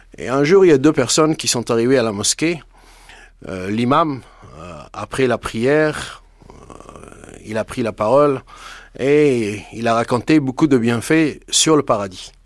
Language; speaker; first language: French; non-native, fluent; Persian